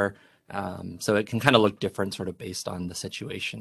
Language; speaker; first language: English; native; English